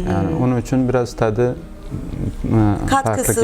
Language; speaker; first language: Turkish; non-native, learner; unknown